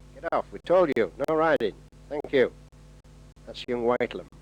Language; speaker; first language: English; native; English